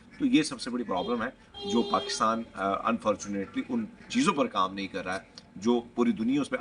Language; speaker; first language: Urdu; non-native, local second language; Pashto